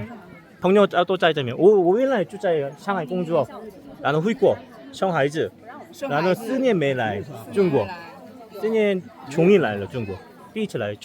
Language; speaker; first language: Chinese; non-native, fluent; Korean